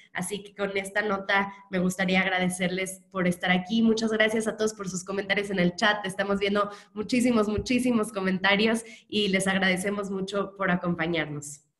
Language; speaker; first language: Spanish; native; Spanish